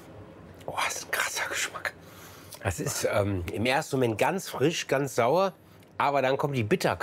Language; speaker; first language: German; native; German